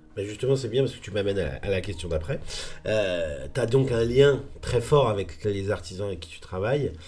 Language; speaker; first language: French; native; French